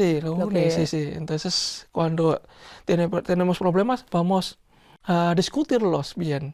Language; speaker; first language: Spanish; non-native, learner; Indonesian